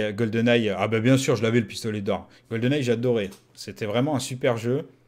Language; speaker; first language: French; native; French